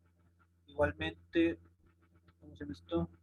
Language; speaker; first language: Spanish; native; Spanish